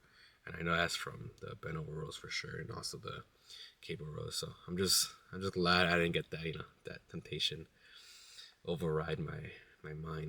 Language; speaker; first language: English; native; English